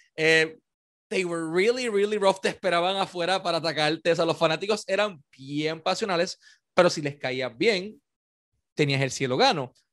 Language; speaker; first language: Spanish; native; Spanish